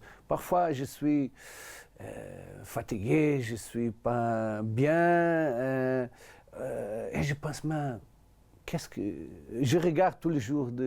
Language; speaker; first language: French; non-native, learner; Portuguese